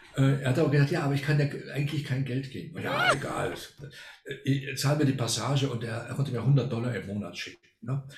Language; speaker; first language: German; non-native, fluent; Spanish